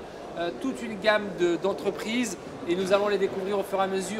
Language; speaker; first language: French; native; French